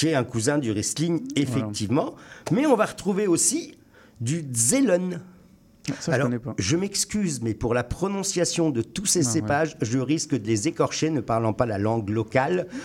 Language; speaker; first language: French; native; French